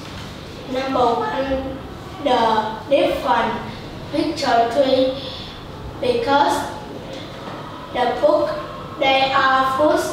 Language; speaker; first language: English; non-native, learner; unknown